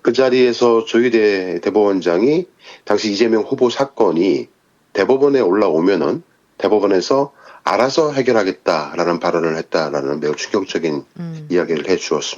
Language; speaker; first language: Korean; native; Korean